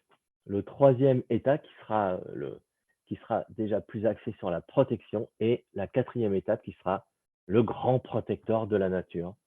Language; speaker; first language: French; native; French